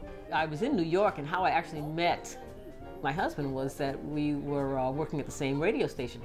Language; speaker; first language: English; native; English